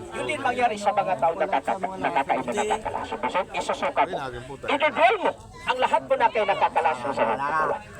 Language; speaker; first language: Filipino; non-native, local second language; Cebuano